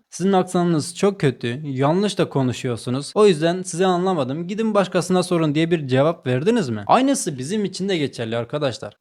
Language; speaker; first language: Turkish; native; Turkish